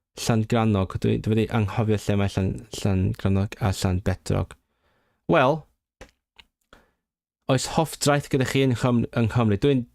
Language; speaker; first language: Welsh; non-native, learner; English